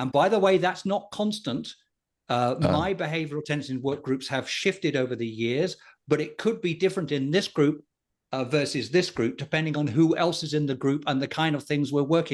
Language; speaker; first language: English; native; English